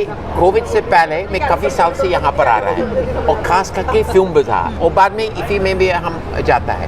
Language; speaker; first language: Hindi; non-native, learner; English